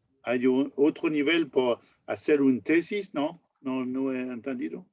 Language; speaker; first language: Spanish; non-native, learner; French